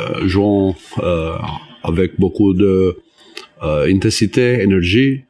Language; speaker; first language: French; non-native, learner; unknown